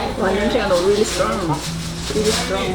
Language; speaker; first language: Korean; non-native, learner; Filipino